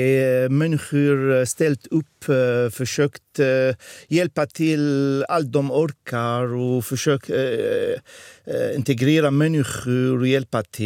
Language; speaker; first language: Swedish; non-native, fluent; Arabic